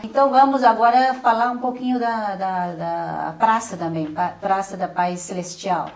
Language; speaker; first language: Portuguese; non-native, fluent; Chinese